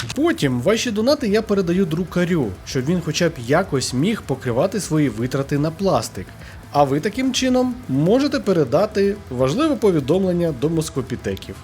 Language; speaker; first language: Ukrainian; native; Ukrainian